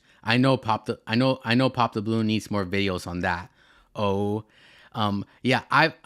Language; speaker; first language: English; native; English